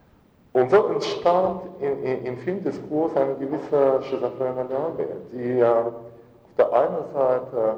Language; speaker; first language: German; non-native, fluent; Russian